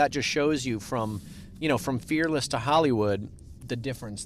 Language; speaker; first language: English; native; English